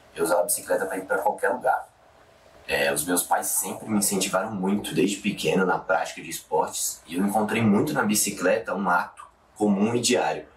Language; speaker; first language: Portuguese; native; Portuguese